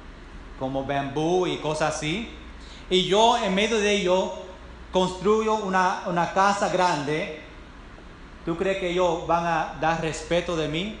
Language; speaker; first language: Spanish; non-native, fluent; English